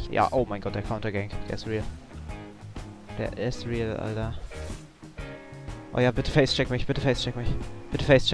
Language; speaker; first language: German; native; German